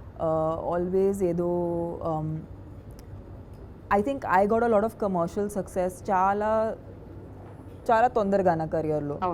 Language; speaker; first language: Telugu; non-native, fluent; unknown